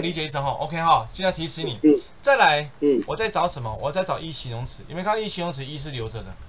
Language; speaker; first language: Chinese; native; Chinese